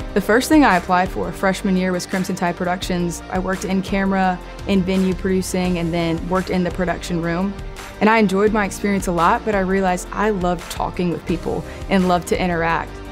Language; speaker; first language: English; native; English